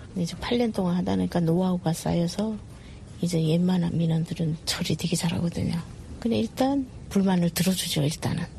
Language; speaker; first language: Korean; native; Korean